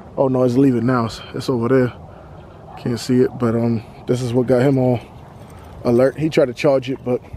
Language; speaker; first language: English; native; English